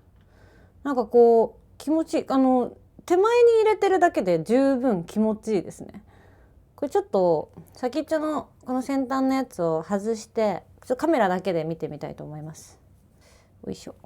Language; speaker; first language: Japanese; native; Japanese